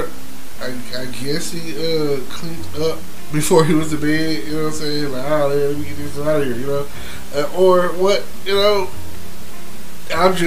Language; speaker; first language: English; native; English